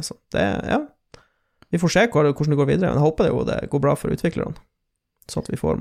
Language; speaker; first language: Norwegian; native; Norwegian